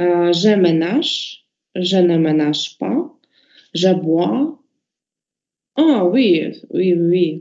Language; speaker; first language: French; non-native, learner; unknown